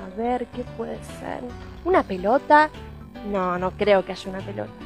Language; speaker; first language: Spanish; native; Spanish